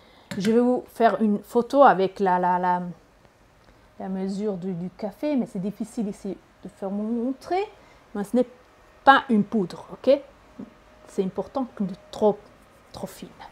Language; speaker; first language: French; non-native, learner; Italian